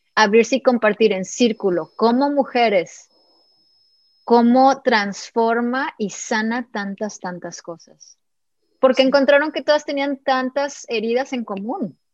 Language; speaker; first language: Spanish; native; Spanish